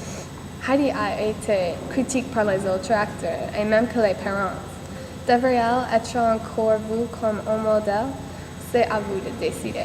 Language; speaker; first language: French; non-native, learner; English